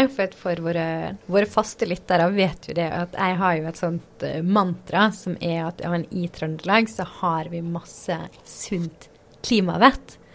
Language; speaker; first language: Norwegian; native; Norwegian